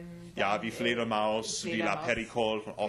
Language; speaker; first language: German; non-native, learner; English